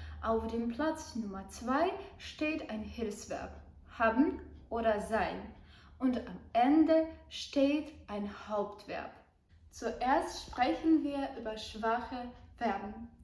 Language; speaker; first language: German; non-native, fluent; Ukrainian